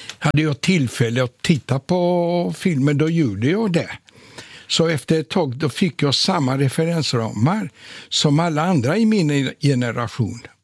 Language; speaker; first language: Swedish; non-native, fluent; Polish